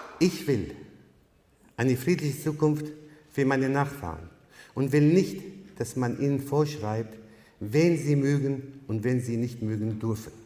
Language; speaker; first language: German; non-native, fluent; Arabic